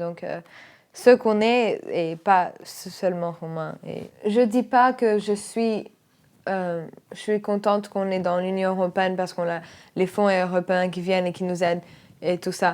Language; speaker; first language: French; non-native, fluent; Romanian